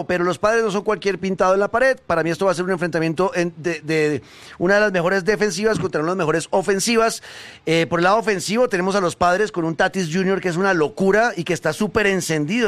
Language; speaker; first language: Spanish; native; Spanish